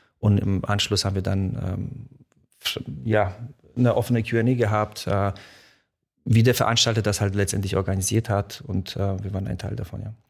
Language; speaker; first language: German; early bilingual, other home language; Polish